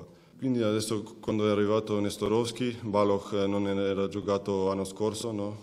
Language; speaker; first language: Italian; non-native, learner; Macedonian